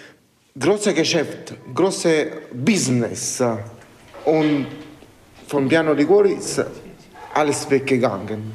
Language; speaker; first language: German; non-native, fluent; Italian